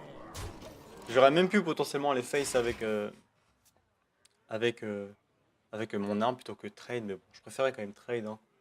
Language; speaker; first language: French; native; French